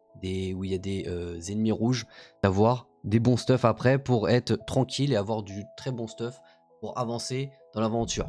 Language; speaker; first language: French; native; French